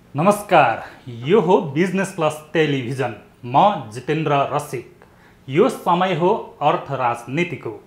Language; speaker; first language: Nepali; native; Nepali